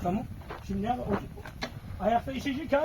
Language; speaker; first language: Turkish; native; Turkish